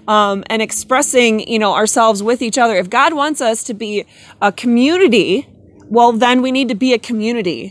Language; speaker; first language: English; native; English